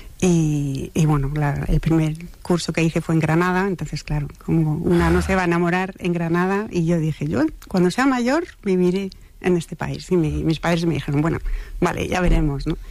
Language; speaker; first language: Spanish; non-native, fluent; French